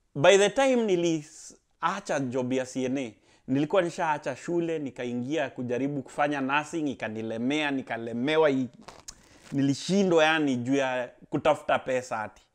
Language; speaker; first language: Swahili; native; Swahili